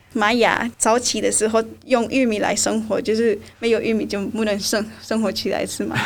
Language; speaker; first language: Chinese; non-native, fluent; Spanish